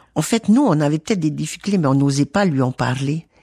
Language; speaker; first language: French; native; French